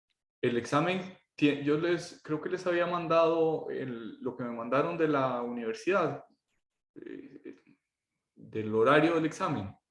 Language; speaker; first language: Spanish; native; Spanish